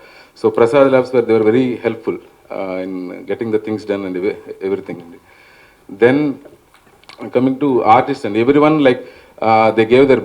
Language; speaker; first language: Telugu; native; Telugu